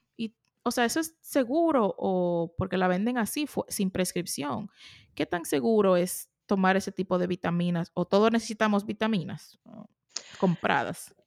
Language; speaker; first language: Spanish; native; Spanish